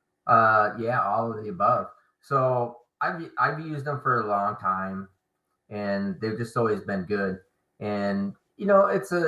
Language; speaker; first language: English; native; English